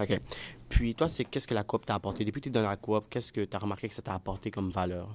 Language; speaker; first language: French; native; French